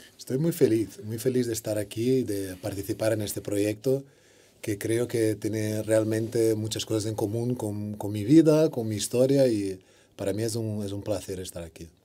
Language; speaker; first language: Spanish; non-native, fluent; Portuguese